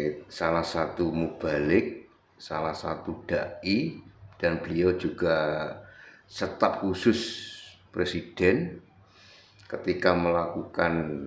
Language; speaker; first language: Indonesian; native; Indonesian